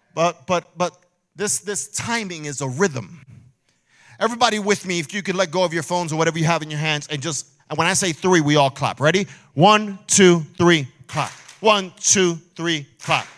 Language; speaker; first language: English; early bilingual, other home language; Spanish